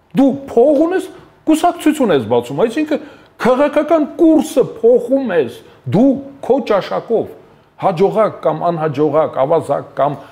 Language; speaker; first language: Armenian; native; Armenian